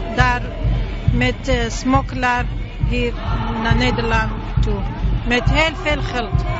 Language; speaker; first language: Dutch; non-native, learner; Arabic